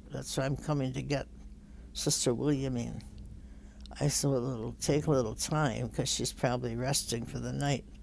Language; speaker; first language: English; native; English